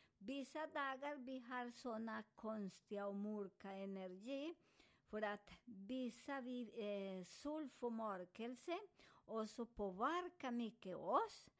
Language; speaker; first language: Swedish; non-native, fluent; Spanish